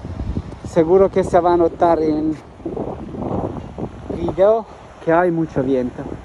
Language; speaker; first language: Spanish; non-native, learner; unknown